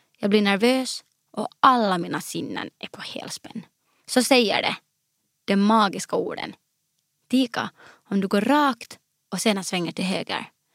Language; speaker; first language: Swedish; native; Swedish